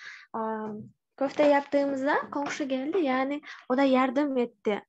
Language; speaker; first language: Turkish; non-native, learner; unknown